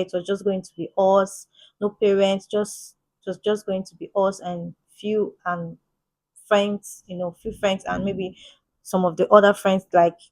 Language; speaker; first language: English; native; English